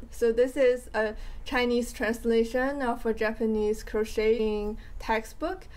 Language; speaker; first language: English; non-native, fluent; Chinese